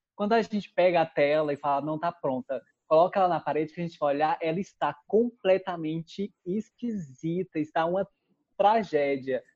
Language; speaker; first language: Portuguese; native; Portuguese